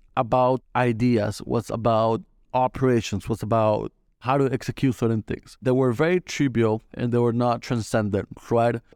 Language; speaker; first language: English; non-native, fluent; Spanish